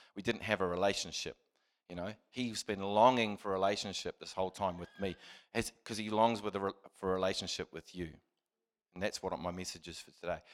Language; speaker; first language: English; native; English